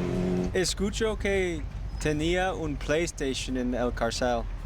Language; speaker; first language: Spanish; non-native, learner; English